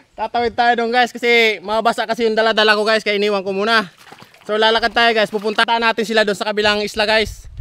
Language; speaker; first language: Filipino; non-native, local second language; Bikol